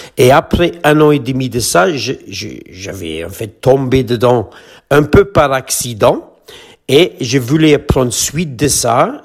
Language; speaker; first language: French; non-native, fluent; English